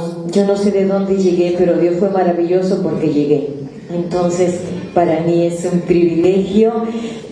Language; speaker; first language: Spanish; native; Spanish